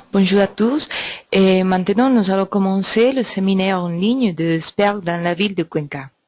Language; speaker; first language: French; non-native, learner; Spanish